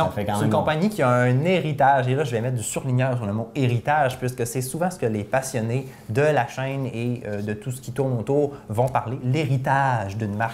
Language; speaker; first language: French; native; French